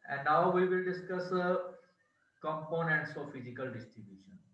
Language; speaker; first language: English; non-native, local second language; Punjabi